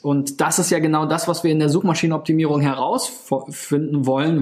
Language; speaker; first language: German; native; German